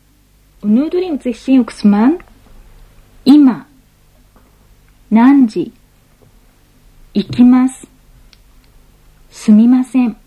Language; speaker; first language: Mongolian; non-native, fluent; Japanese